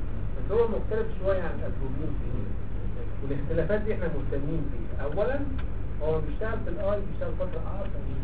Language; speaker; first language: Arabic; native; Arabic